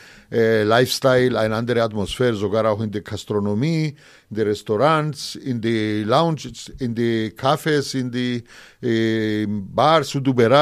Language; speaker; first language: German; non-native, fluent; Greek